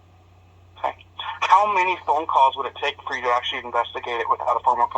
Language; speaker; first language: English; native; English